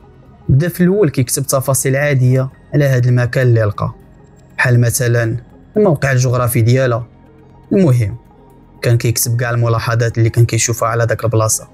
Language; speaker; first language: Arabic; native; Arabic